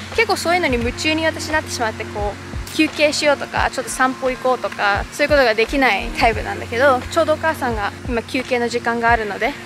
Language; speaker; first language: Japanese; early bilingual, heritage; Japanese